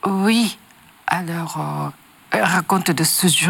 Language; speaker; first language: French; non-native, learner; Japanese